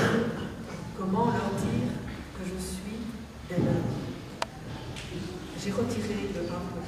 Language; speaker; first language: French; native; French